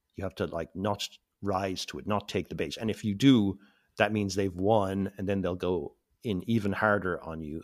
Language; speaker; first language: English; native; English